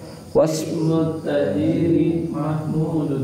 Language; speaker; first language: Arabic; non-native, learner; Indonesian